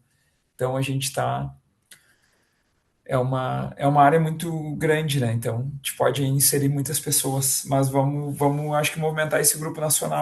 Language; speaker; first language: Portuguese; native; Portuguese